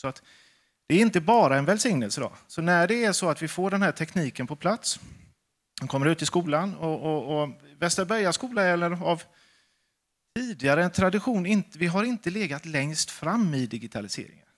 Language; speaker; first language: Swedish; native; Swedish